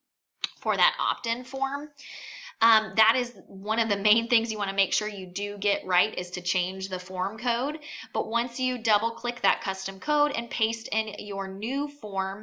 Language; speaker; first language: English; native; English